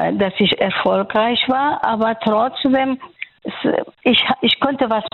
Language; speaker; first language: German; non-native, fluent; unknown